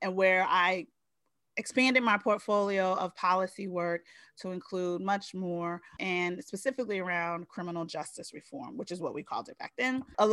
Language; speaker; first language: English; native; English